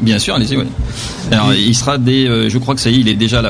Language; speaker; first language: French; native; French